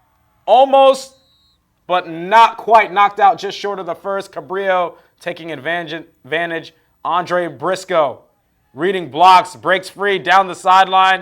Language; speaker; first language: English; native; English